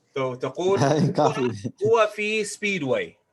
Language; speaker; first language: Arabic; non-native, fluent; English